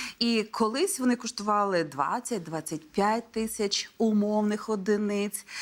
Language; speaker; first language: Ukrainian; native; Ukrainian